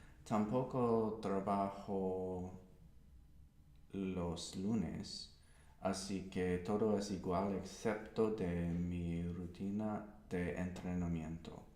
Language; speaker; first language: Spanish; non-native, learner; English